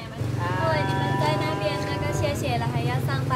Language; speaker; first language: Chinese; non-native, learner; Lao